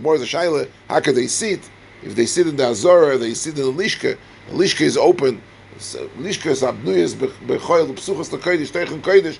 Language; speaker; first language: English; native; English